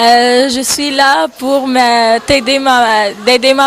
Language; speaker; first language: French; non-native, learner; Arabic